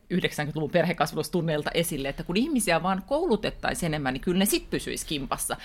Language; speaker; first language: Finnish; native; Finnish